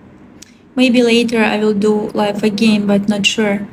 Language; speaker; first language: English; non-native, learner; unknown